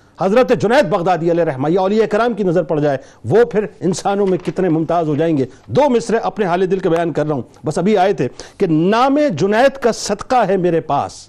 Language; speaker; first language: Urdu; native; Urdu